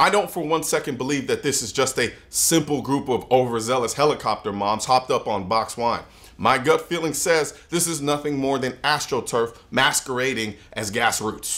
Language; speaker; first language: English; native; English